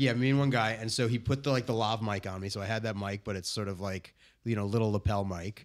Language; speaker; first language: English; native; English